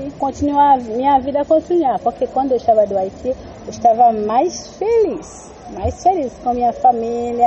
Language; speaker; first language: Portuguese; non-native, learner; Haitian Creole